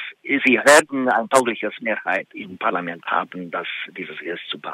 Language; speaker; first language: German; non-native, fluent; Hungarian